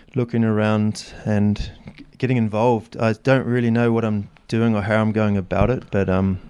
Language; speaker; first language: English; native; English